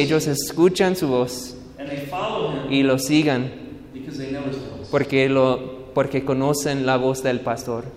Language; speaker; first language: Spanish; non-native, learner; English